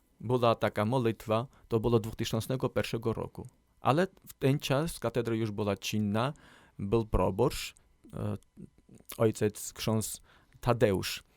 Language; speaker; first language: Polish; non-native, learner; Armenian